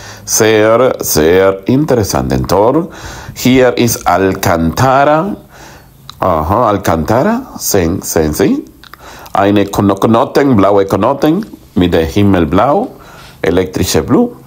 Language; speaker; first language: German; non-native, learner; Spanish